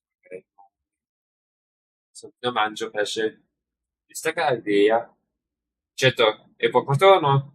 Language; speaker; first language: Italian; non-native, learner; English